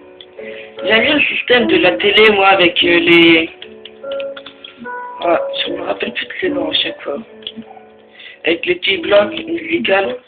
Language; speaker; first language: French; native; French